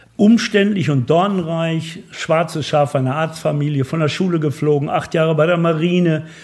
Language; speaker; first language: German; native; German